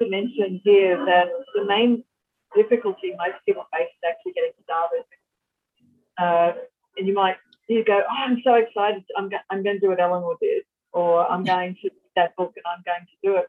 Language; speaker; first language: English; native; English